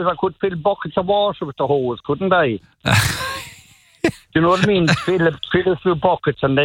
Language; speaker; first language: English; native; English